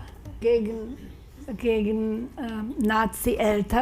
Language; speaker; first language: German; non-native, fluent; Slovak